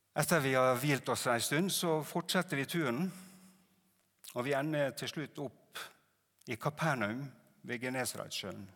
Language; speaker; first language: Norwegian; native; Norwegian